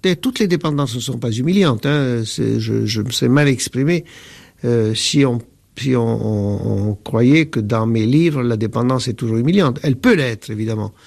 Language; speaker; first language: French; non-native, local second language; Arabic